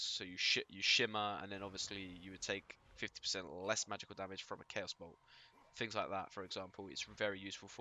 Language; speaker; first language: English; native; English